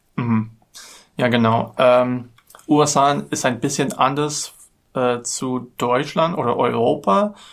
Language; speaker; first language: German; non-native, learner; English